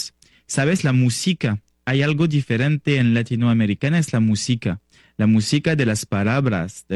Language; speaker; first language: Spanish; non-native, learner; French